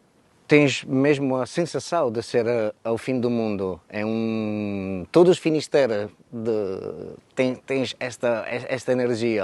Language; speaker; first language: Portuguese; non-native, fluent; Italian